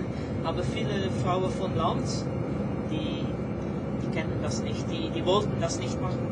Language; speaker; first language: German; non-native, learner; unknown